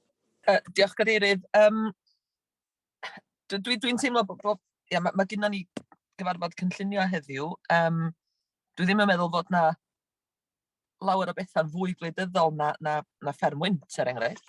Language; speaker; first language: Welsh; native; Welsh